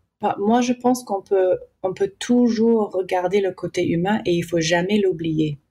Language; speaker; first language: French; early bilingual, heritage; English